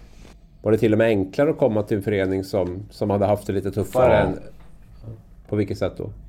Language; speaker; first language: Swedish; native; Swedish